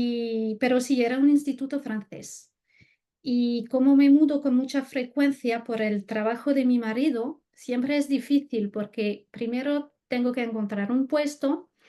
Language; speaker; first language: Spanish; non-native, fluent; French